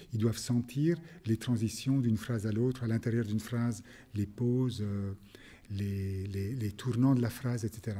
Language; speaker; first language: French; native; French